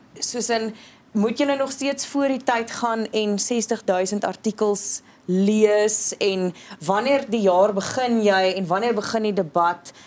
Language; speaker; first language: Afrikaans; native; Afrikaans